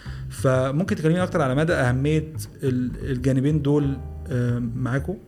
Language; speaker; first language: Arabic; native; Arabic